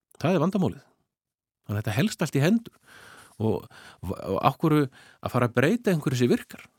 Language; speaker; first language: Icelandic; native; Icelandic